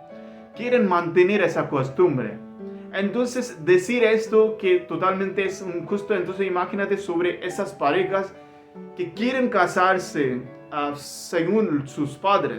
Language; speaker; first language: Spanish; non-native, learner; Hindi